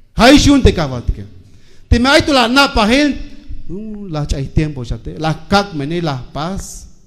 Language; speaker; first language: Spanish; non-native, local second language; Tzeltal